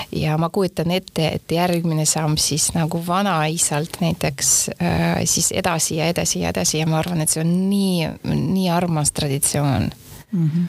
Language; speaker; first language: Estonian; non-native, local second language; Russian